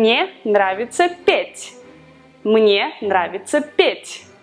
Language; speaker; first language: Russian; non-native, fluent; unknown